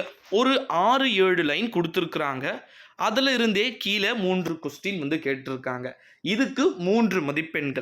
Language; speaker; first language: Tamil; native; Tamil